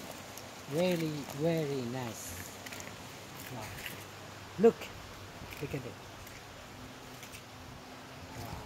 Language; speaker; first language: English; non-native, learner; Thai